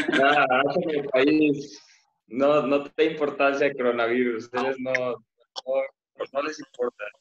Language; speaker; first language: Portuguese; non-native, learner; Spanish